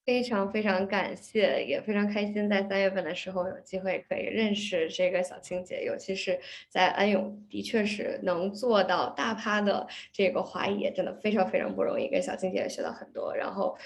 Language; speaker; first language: Chinese; early bilingual, heritage; Chinese